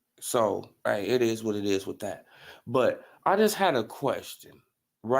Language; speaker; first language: English; native; English